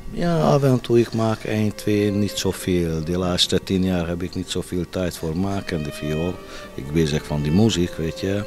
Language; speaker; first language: Dutch; non-native, learner; Hungarian